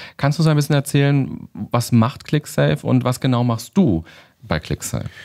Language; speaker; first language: German; native; German